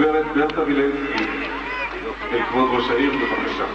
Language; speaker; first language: Hebrew; native; Hebrew